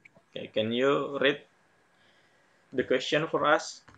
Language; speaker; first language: English; non-native, fluent; Indonesian